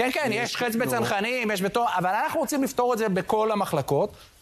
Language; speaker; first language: Hebrew; native; Hebrew